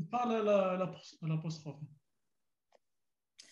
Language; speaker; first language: French; non-native, learner; Arabic